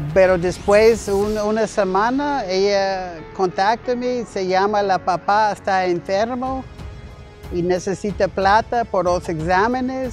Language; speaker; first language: Spanish; non-native, learner; English